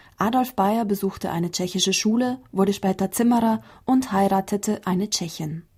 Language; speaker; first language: German; native; German